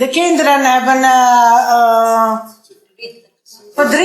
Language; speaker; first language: Dutch; non-native, learner; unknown